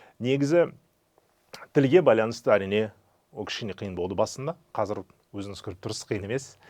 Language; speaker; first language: Kazakh; non-native, fluent; Russian